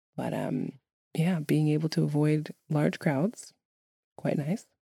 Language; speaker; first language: English; native; English